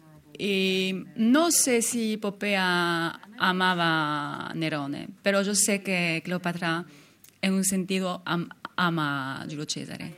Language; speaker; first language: Spanish; non-native, fluent; French